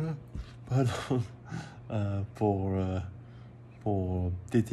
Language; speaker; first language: French; non-native, learner; English